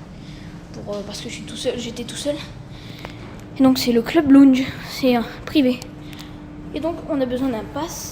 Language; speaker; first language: French; native; French